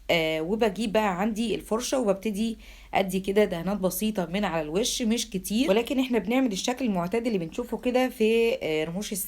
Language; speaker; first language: Arabic; native; Arabic